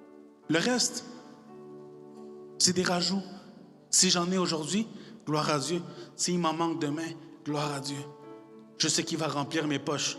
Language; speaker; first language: French; non-native, fluent; Spanish